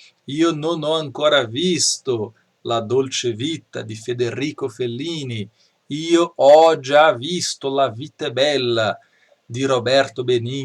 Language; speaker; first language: Italian; non-native, fluent; Portuguese